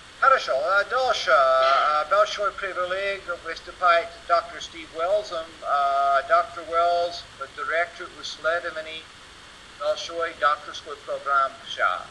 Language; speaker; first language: Russian; non-native, learner; English